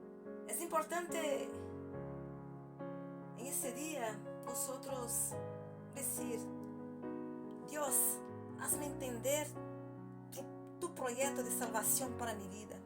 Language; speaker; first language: Spanish; non-native, learner; Portuguese